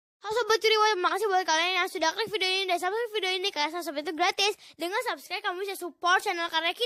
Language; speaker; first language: Indonesian; native; Indonesian